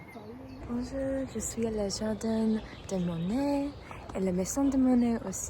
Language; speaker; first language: French; non-native, learner; English